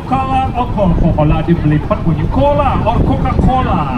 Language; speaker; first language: English; non-native, learner; Indonesian